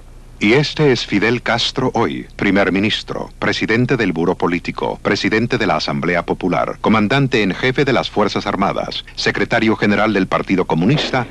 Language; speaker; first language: Spanish; native; Spanish